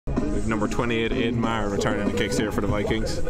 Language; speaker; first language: English; native; English